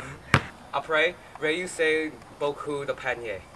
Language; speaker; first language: French; non-native, learner; English